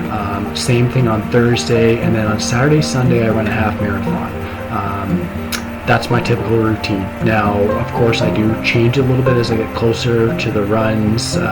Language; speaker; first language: English; native; English